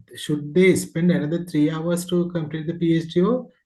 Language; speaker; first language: English; non-native, local second language; Sinhala